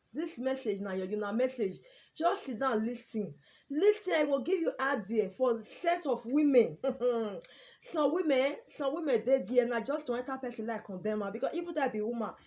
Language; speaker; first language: Nigerian Pidgin; native; Nigerian Pidgin